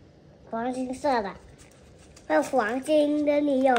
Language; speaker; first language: Chinese; native; Chinese